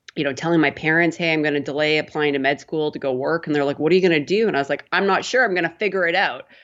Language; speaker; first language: English; native; English